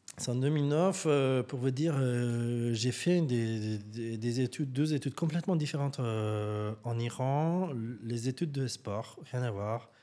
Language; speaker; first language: French; non-native, fluent; Persian